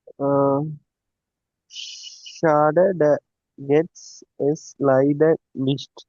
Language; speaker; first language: German; non-native, learner; Tamil